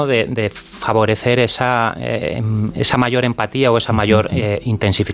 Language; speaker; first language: Spanish; native; Spanish